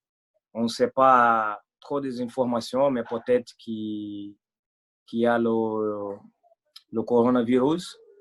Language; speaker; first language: French; non-native, fluent; Portuguese